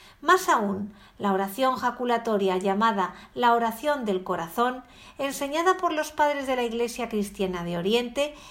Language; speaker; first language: Spanish; native; Spanish